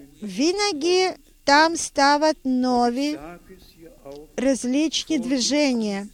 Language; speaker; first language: Bulgarian; non-native, fluent; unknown